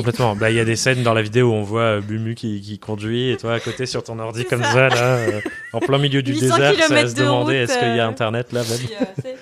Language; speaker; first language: French; native; French